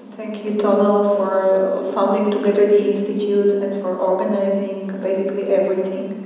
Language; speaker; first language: English; non-native, fluent; Slovak